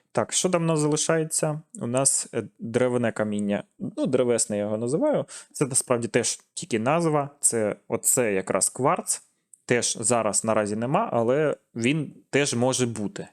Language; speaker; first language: Ukrainian; non-native, local second language; Russian